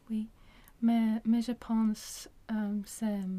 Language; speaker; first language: French; non-native, learner; Swedish